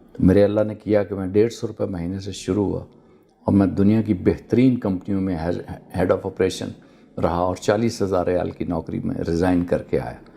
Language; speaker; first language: Urdu; non-native, local second language; Punjabi